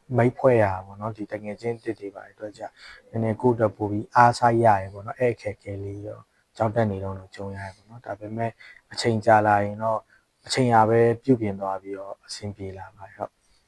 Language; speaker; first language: Burmese; native; Burmese